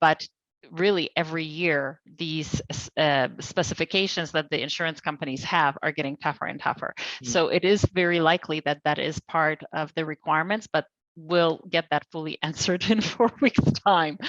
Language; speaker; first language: English; non-native, fluent; Polish